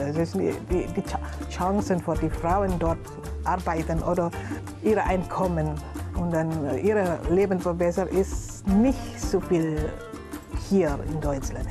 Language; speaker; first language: German; non-native, learner; Indonesian